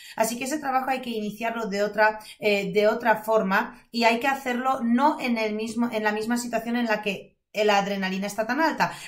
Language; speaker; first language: Spanish; non-native, fluent; Polish